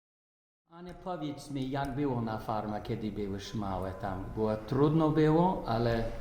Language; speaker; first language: Polish; early bilingual, heritage; Polish